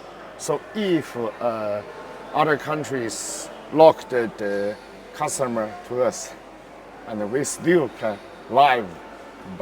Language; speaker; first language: English; non-native, learner; Chinese